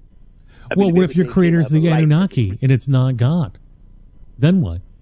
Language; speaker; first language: English; native; English